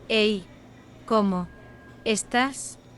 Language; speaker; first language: Spanish; non-native, learner; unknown